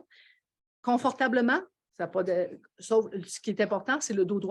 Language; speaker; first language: French; native; French